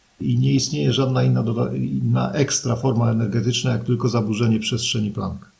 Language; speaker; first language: Polish; native; Polish